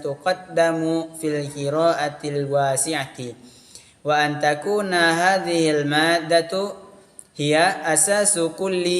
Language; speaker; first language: Arabic; non-native, learner; Indonesian